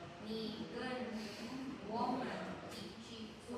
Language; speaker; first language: Chinese; non-native, learner; Filipino